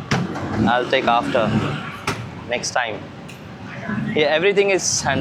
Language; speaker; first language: English; non-native, learner; Hindi